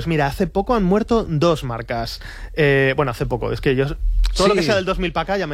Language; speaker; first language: Spanish; native; Spanish